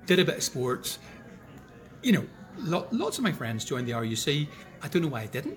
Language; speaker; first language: English; native; English